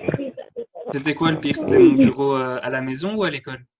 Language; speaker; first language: French; native; French